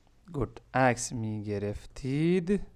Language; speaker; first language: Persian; non-native, fluent; Urdu